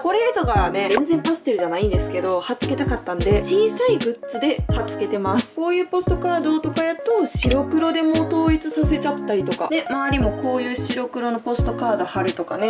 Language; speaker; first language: Japanese; native; Japanese